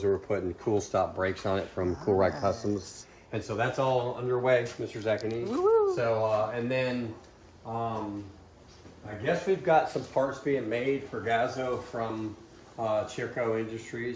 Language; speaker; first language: English; native; English